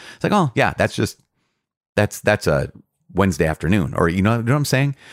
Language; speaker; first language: English; native; English